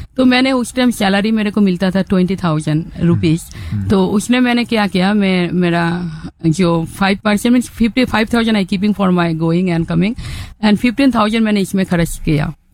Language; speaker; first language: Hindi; non-native, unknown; Bangla